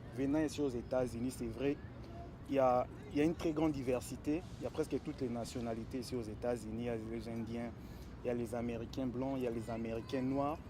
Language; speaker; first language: French; non-native, local second language; Lingala